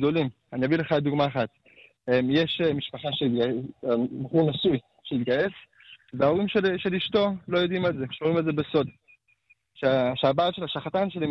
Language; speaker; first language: Hebrew; native; Hebrew